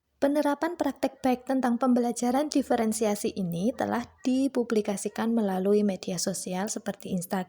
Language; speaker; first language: Indonesian; native; Indonesian